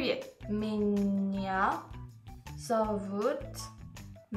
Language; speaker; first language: Russian; non-native, learner; French